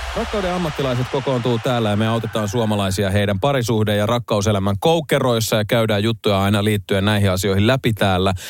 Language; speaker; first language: Finnish; native; Finnish